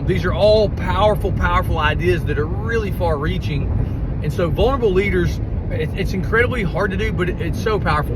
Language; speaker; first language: English; native; English